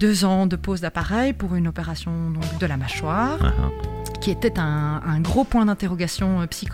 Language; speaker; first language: French; native; French